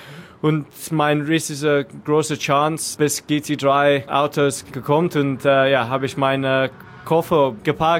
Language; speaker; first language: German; non-native, learner; English